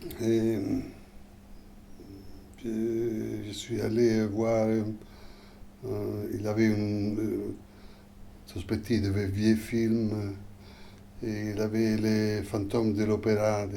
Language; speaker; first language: French; non-native, fluent; Italian